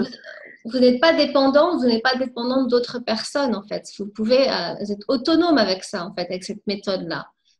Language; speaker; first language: French; native; French